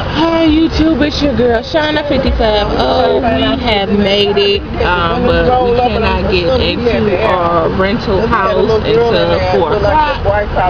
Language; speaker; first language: English; native; English